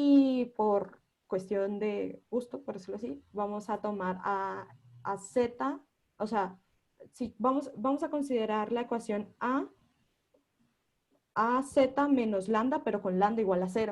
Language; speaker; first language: Spanish; native; Spanish